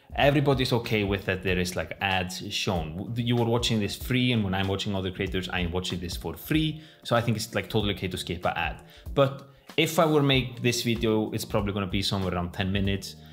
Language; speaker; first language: English; non-native, fluent; Icelandic